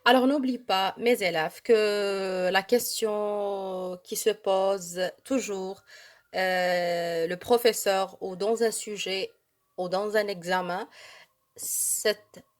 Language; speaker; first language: French; non-native, local second language; Arabic